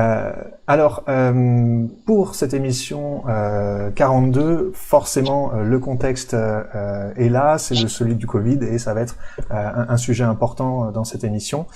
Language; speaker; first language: French; native; French